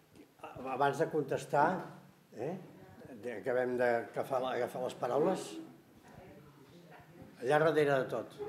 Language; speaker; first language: Catalan; native; Catalan